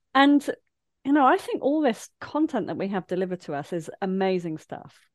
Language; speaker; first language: English; native; English